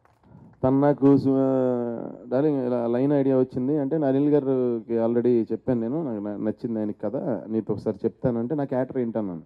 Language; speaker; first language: Telugu; native; Telugu